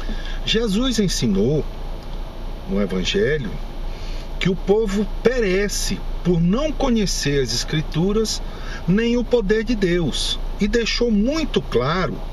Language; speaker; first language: Portuguese; native; Portuguese